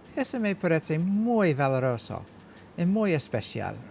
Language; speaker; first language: Spanish; non-native, learner; English